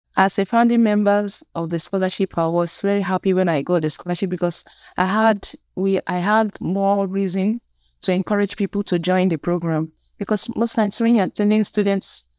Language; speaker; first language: English; non-native, local second language; Igbo